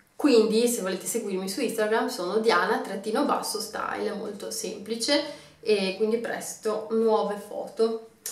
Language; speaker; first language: Italian; native; Italian